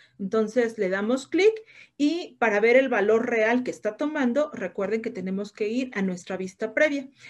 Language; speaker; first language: Spanish; native; Spanish